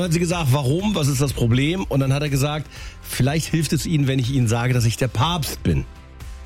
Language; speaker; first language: German; native; German